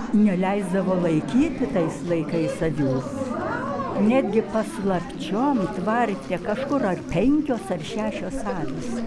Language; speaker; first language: Lithuanian; native; Lithuanian